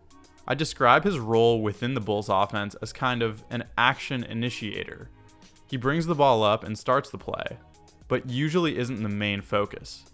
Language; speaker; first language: English; native; English